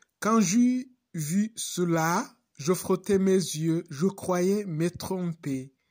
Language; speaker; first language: French; non-native, local second language; Kinyarwanda